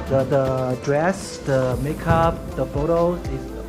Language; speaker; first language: English; non-native, learner; Chinese